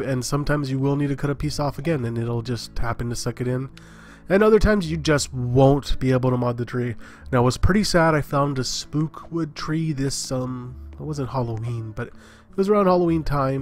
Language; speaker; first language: English; native; English